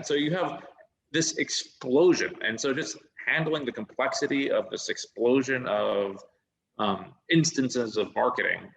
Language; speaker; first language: English; native; English